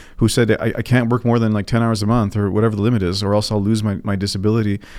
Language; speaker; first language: English; native; English